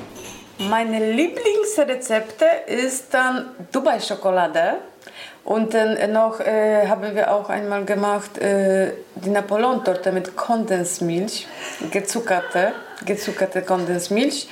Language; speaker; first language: German; non-native, learner; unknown